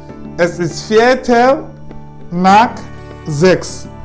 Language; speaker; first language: German; non-native, fluent; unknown